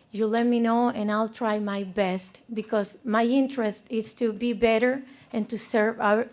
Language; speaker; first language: English; non-native, fluent; Spanish